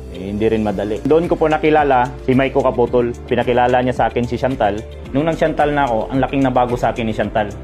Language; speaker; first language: Filipino; non-native, local second language; Cebuano